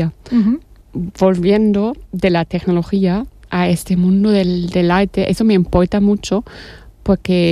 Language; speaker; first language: Spanish; non-native, fluent; German